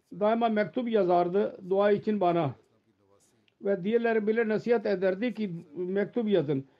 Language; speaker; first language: Turkish; non-native, fluent; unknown